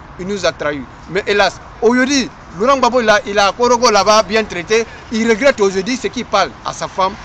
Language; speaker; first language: French; non-native, local second language; Dyula